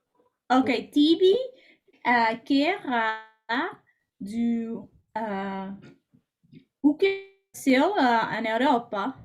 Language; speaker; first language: Portuguese; non-native, learner; English